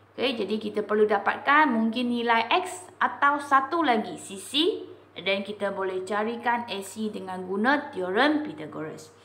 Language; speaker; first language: Malay; non-native, local second language; Chinese